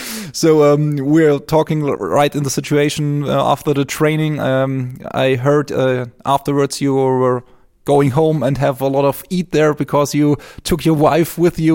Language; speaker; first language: English; non-native, fluent; German